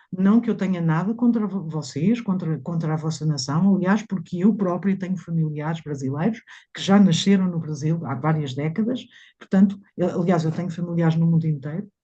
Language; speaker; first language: Portuguese; native; Portuguese